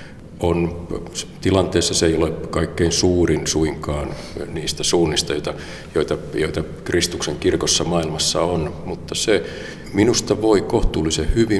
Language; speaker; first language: Finnish; native; Finnish